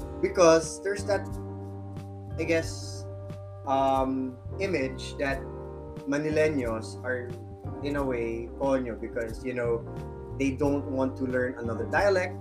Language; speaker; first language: English; non-native, local second language; Filipino